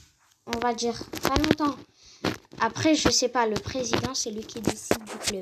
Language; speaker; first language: French; native; French